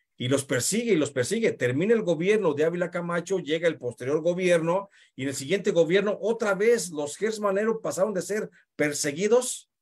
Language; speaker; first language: Spanish; native; Spanish